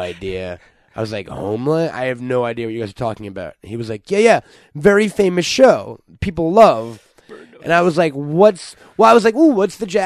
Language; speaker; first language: English; native; English